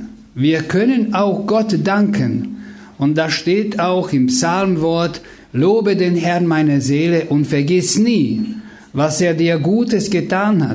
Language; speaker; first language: German; non-native, fluent; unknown